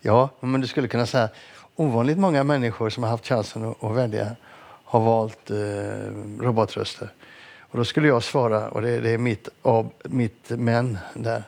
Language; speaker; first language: Swedish; native; Swedish